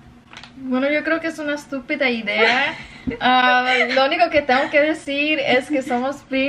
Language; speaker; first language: Spanish; early bilingual, other home language; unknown